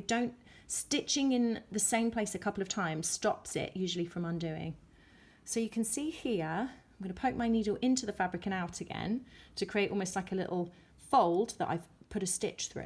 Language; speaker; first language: English; native; English